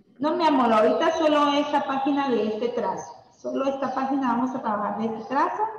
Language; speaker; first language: Spanish; native; Spanish